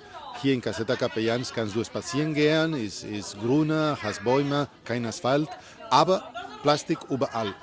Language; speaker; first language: German; non-native, learner; Spanish